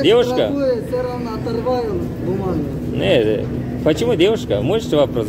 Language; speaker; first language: Russian; non-native, learner; Tajik